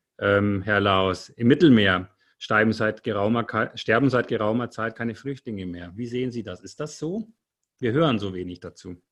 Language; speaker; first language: German; native; German